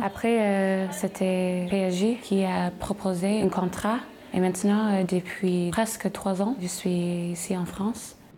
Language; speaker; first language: French; non-native, learner; English